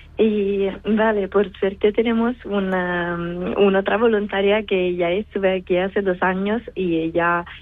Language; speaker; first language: Spanish; non-native, fluent; Italian